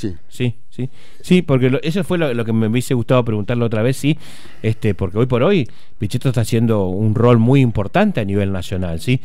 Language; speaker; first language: Spanish; native; Spanish